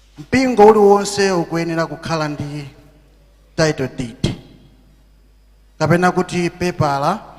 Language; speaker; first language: Nyanja; native; Nyanja